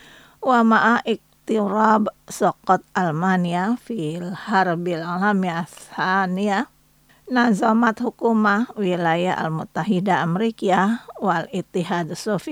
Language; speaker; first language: Arabic; non-native, fluent; Indonesian